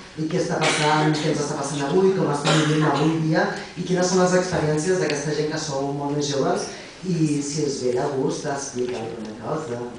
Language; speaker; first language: Catalan; non-native, local second language; Spanish